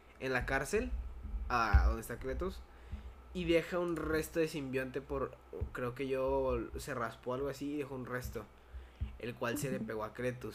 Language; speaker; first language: Spanish; native; Spanish